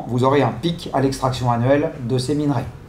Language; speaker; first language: French; native; French